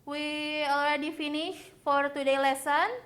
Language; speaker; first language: English; non-native, learner; Indonesian